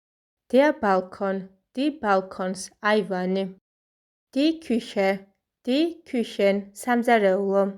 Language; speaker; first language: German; non-native, fluent; Georgian